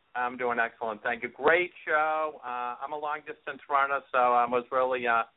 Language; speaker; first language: English; native; English